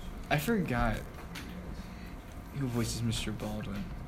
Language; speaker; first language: English; native; English